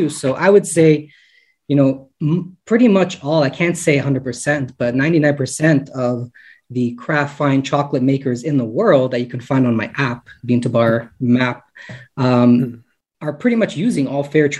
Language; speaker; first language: English; native; English